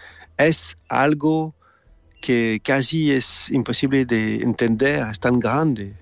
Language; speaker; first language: Spanish; non-native, fluent; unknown